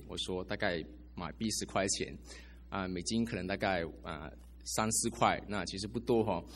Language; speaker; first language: Chinese; native; Chinese